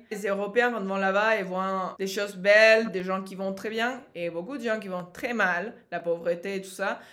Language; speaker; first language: French; native; French